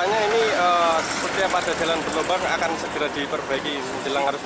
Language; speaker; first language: Indonesian; native; Indonesian